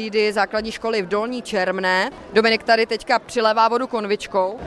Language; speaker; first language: Czech; native; Czech